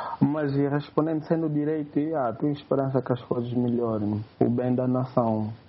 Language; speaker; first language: Portuguese; native; Portuguese